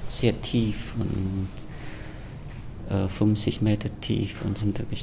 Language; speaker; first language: German; non-native, fluent; Khmer